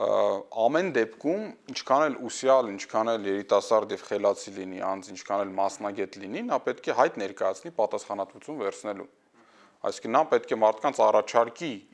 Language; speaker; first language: Armenian; native; Armenian